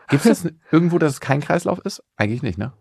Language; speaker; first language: German; native; German